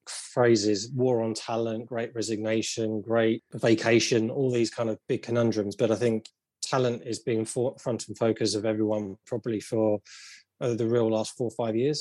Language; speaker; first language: English; native; English